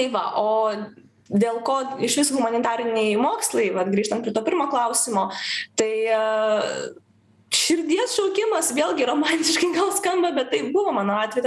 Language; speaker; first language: Lithuanian; non-native, local second language; Polish